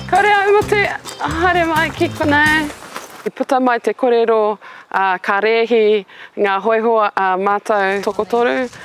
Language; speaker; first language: Māori; non-native, local second language; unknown